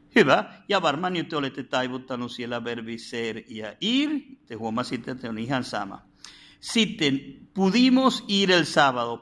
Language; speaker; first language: Finnish; non-native, fluent; Spanish